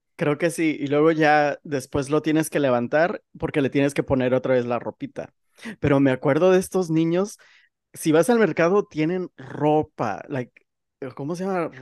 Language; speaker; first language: Spanish; early bilingual, heritage; Spanish